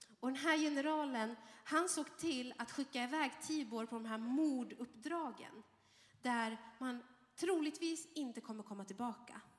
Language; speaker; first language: Swedish; early bilingual, other home language; Arabic